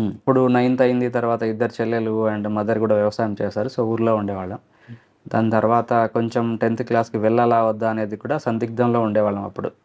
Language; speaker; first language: Telugu; non-native, local second language; Lambadi